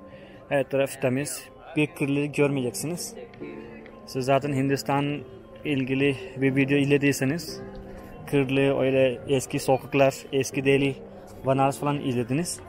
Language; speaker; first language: Turkish; non-native, fluent; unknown